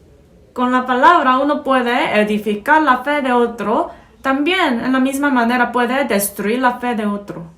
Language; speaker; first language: Spanish; non-native, fluent; Korean